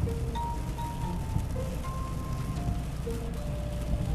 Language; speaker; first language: English; non-native, local second language; Malay